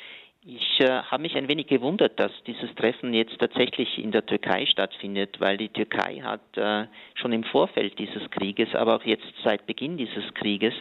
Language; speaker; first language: German; native; German